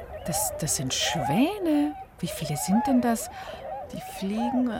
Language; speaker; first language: German; native; German